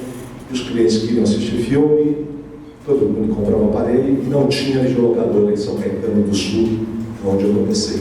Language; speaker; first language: Portuguese; native; Portuguese